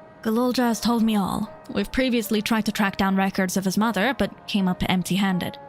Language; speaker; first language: English; native; English